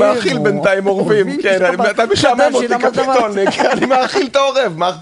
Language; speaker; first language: Hebrew; native; Hebrew